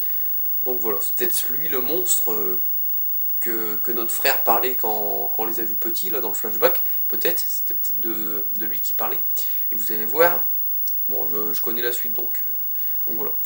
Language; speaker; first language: French; native; French